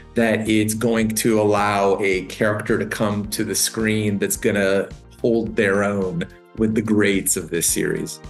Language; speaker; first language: English; native; English